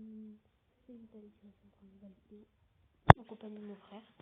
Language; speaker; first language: French; native; French